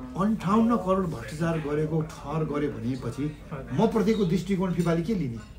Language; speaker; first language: Nepali; native; Nepali